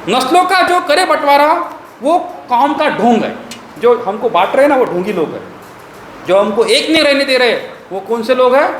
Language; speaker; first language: Hindi; non-native, local second language; Marathi